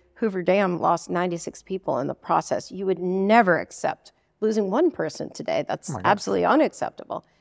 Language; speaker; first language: English; native; English